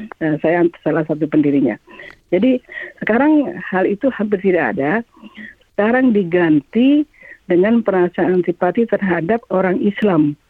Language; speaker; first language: Indonesian; native; Indonesian